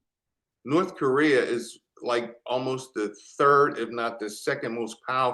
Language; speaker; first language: English; native; English